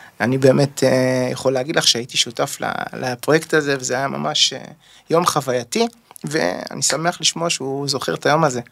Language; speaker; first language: Hebrew; native; Hebrew